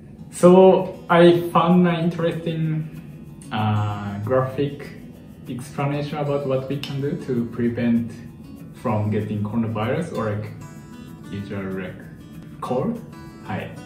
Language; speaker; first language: English; non-native, fluent; Japanese